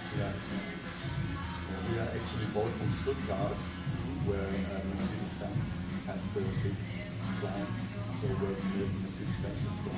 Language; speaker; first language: English; non-native, learner; German